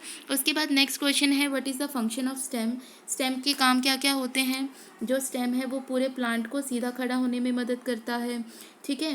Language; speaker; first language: Hindi; native; Hindi